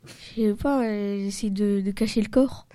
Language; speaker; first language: French; native; French